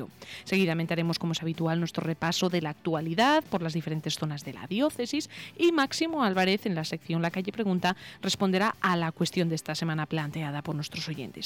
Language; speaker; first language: Spanish; native; Spanish